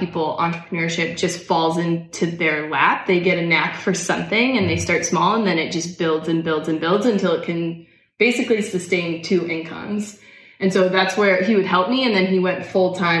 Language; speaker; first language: English; native; English